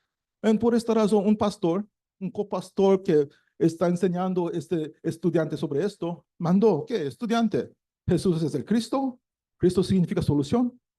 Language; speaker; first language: Spanish; non-native, learner; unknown